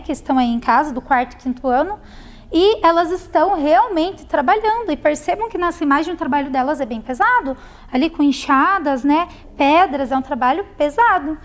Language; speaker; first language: Portuguese; native; Portuguese